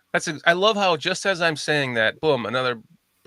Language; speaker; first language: English; native; English